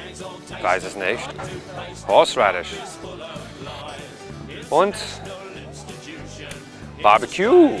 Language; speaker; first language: German; non-native, learner; English